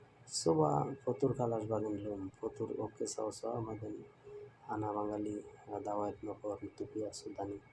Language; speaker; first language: Arabic; non-native, learner; Bangla